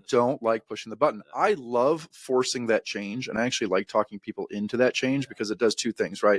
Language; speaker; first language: English; native; English